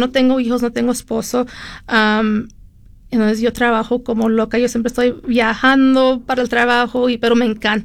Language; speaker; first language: Spanish; early bilingual, heritage; Spanish